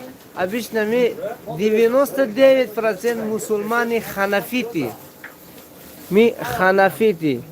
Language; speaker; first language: Russian; non-native, local second language; Tajik